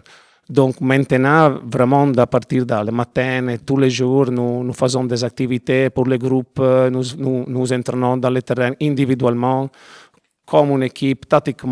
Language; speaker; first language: French; non-native, learner; Italian